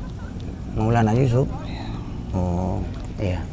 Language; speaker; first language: Indonesian; native; Indonesian